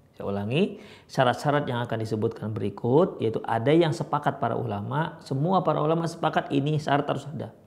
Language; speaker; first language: Indonesian; native; Indonesian